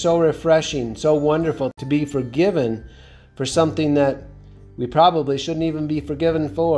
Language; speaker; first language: English; native; English